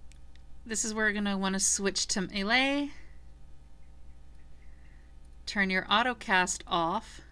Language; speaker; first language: English; native; English